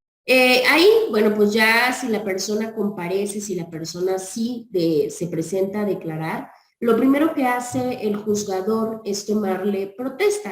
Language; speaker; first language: Spanish; native; Spanish